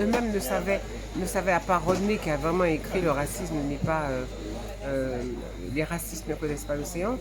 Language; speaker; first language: French; native; French